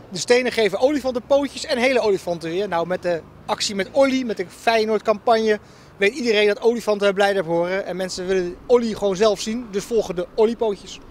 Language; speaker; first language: Dutch; native; Dutch